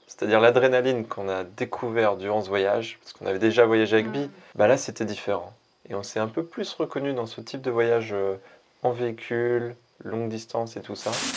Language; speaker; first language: French; native; French